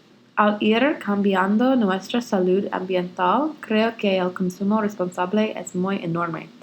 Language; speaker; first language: Spanish; non-native, learner; English